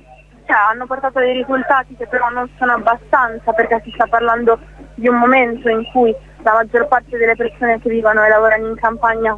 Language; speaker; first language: Italian; native; Italian